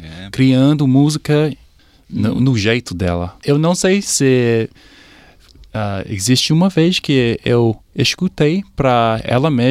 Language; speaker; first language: Portuguese; non-native, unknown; English